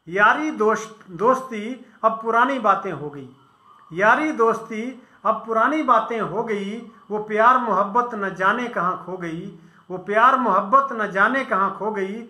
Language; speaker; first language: Hindi; non-native, local second language; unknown